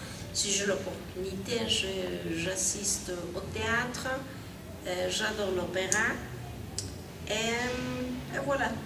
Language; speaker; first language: French; non-native, fluent; Spanish